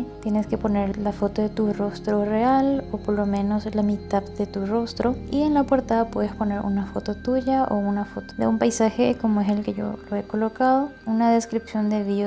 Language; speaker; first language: Spanish; native; Spanish